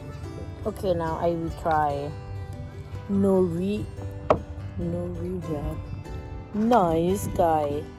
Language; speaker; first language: English; non-native, learner; Thai